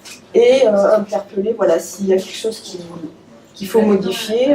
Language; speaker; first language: French; native; French